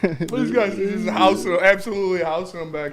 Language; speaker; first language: English; native; English